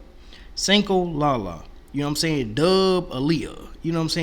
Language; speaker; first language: English; native; English